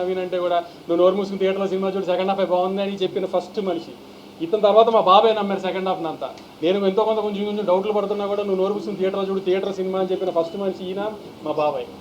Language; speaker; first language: Telugu; native; Telugu